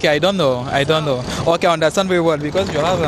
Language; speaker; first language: English; non-native, learner; French